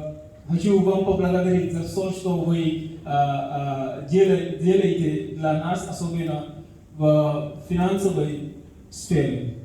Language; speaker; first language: Russian; non-native, fluent; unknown